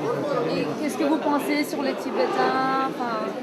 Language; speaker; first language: French; non-native, fluent; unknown